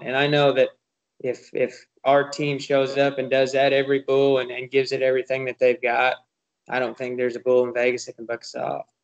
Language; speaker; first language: English; native; English